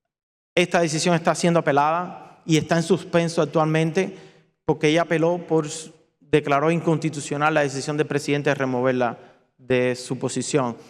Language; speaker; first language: Spanish; native; Spanish